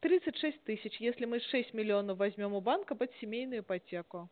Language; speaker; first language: Russian; native; Russian